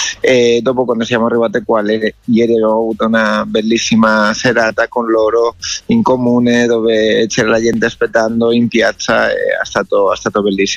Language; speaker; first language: Italian; non-native, learner; Spanish